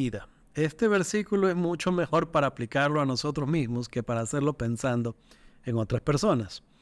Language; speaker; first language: Spanish; native; Spanish